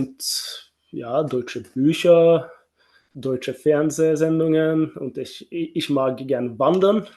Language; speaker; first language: German; non-native, fluent; Norwegian